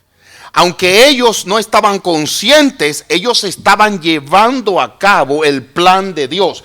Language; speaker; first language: Spanish; native; Spanish